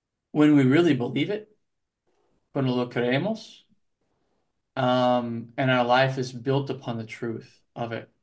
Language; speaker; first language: English; native; English